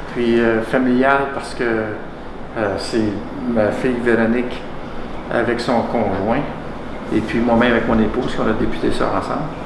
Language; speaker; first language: French; native; French